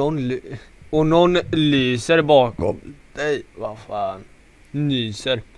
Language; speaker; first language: Swedish; native; Swedish